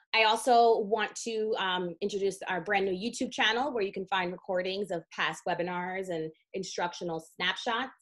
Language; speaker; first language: English; native; English